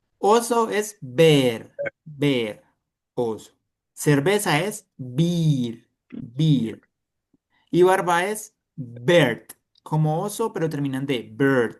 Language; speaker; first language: Spanish; native; Spanish